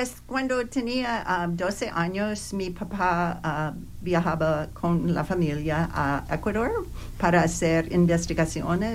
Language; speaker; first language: Spanish; non-native, learner; English